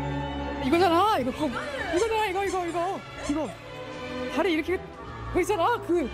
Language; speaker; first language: Korean; native; Korean